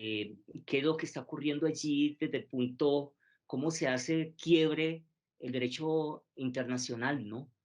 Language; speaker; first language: Spanish; native; Spanish